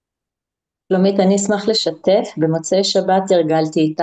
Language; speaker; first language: Hebrew; native; Hebrew